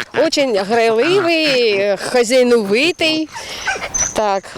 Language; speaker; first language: Ukrainian; non-native, learner; Uzbek